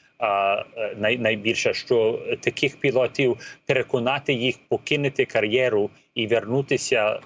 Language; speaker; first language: Ukrainian; early bilingual, heritage; Ukrainian